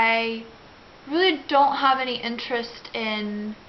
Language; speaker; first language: English; native; English